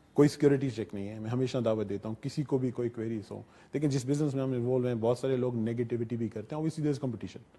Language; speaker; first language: Urdu; native; Urdu